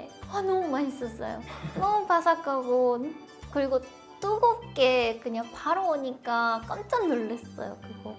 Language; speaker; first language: Korean; non-native, fluent; Japanese